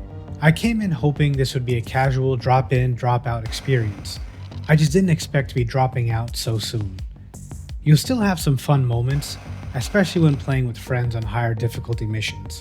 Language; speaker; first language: English; native; English